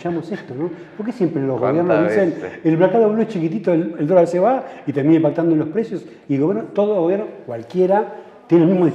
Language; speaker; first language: Spanish; native; Spanish